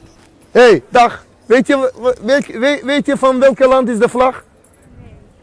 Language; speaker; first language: Dutch; non-native, fluent; Azerbaijani